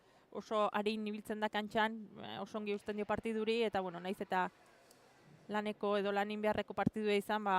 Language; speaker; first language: Basque; native; Basque